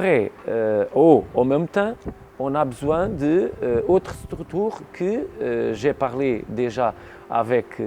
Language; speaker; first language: French; non-native, learner; Portuguese